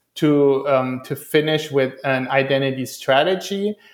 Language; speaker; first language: English; non-native, fluent; German